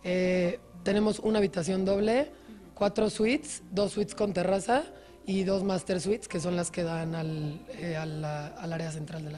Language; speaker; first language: Spanish; native; Spanish